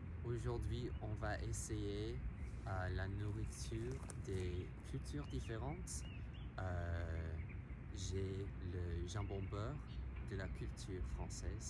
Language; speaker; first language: French; non-native, learner; English